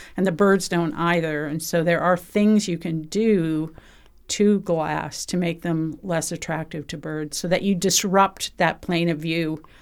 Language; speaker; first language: English; native; English